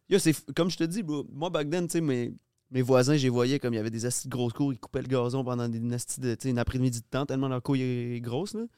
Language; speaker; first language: French; native; French